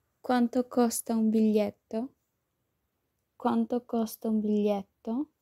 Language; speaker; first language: Italian; non-native, learner; Spanish